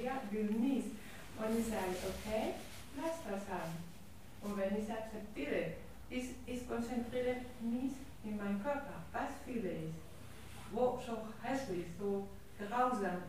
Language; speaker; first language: German; non-native, learner; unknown